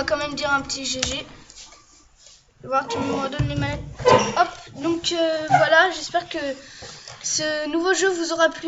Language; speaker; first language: French; native; French